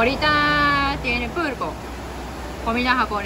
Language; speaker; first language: Spanish; non-native, learner; Japanese